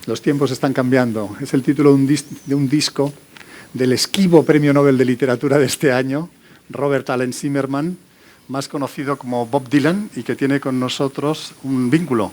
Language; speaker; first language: Spanish; native; Spanish